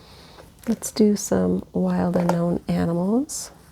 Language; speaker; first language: English; native; English